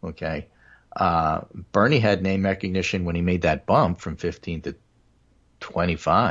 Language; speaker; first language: English; native; English